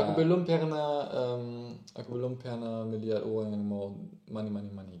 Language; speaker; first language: Indonesian; non-native, learner; German